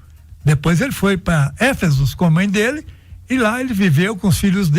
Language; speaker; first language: Portuguese; native; Portuguese